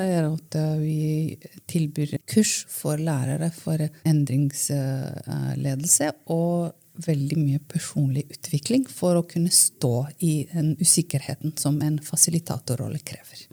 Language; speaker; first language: Norwegian; non-native, fluent; Romanian